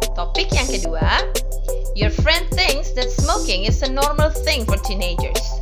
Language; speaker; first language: English; non-native, fluent; Indonesian